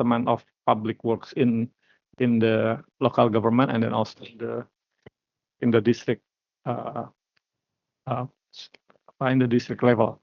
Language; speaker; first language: English; non-native, learner; Indonesian